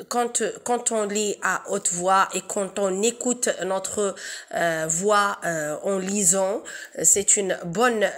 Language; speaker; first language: French; non-native, local second language; Arabic